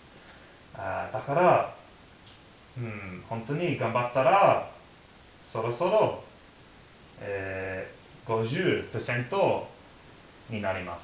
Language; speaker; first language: Japanese; non-native, learner; English